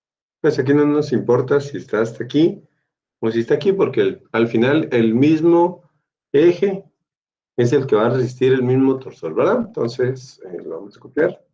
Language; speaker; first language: Spanish; native; Spanish